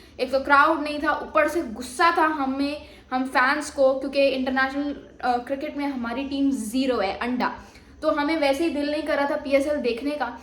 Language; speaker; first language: Urdu; non-native, local second language; Sindhi